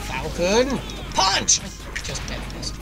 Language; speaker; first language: English; native; English